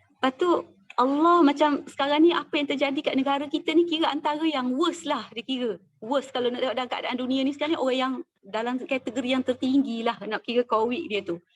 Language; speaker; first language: Malay; native; Malay